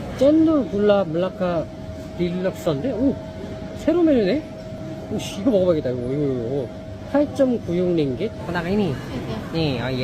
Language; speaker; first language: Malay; non-native, fluent; Korean